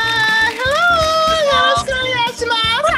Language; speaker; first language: Japanese; non-native, learner; English